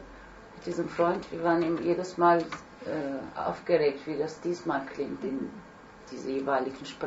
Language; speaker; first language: German; non-native, fluent; Turkish